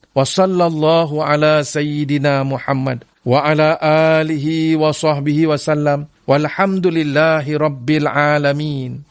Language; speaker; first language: Arabic; non-native, fluent; Malay